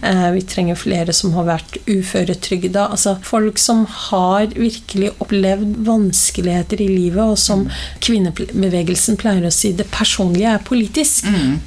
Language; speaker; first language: Norwegian; early bilingual, other home language; Somali